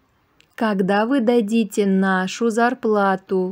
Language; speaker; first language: Russian; non-native, local second language; Uzbek